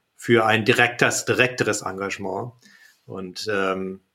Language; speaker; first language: German; native; German